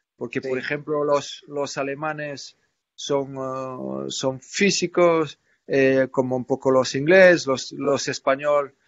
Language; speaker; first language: Spanish; non-native, fluent; French